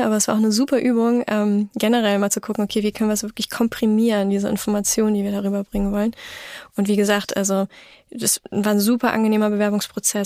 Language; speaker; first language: German; native; German